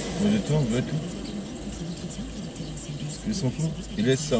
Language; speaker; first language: French; non-native, learner; Polish